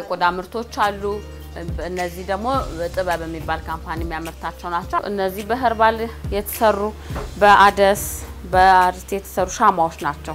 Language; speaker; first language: Amharic; native; Amharic